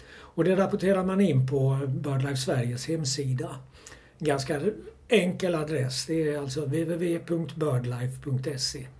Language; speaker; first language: Swedish; native; Swedish